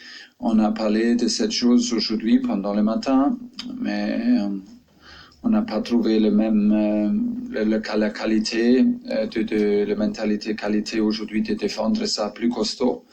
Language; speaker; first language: French; non-native, fluent; German